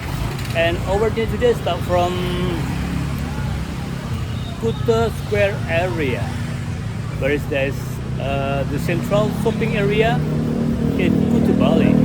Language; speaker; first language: English; non-native, learner; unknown